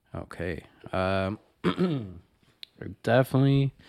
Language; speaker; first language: English; native; English